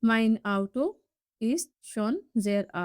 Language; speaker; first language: German; non-native, fluent; Urdu